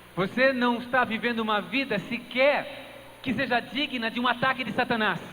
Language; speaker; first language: Portuguese; native; Portuguese